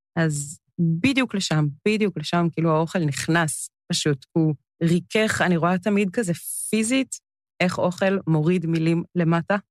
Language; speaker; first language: Hebrew; early bilingual, other home language; English